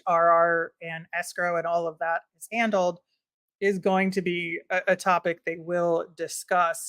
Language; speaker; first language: English; native; English